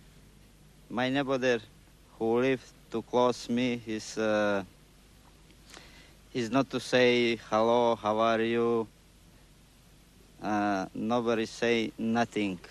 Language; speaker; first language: English; non-native, local second language; Croatian